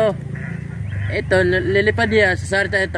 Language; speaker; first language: Filipino; non-native, local second language; Cebuano